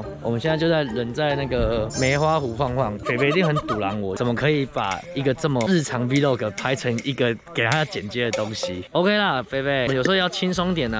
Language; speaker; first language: Chinese; native; Chinese